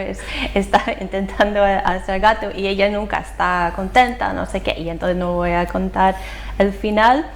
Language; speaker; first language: Spanish; non-native, fluent; English